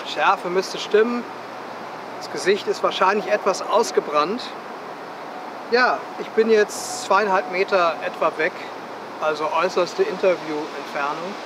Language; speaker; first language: German; native; German